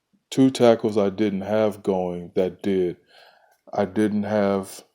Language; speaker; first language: English; native; English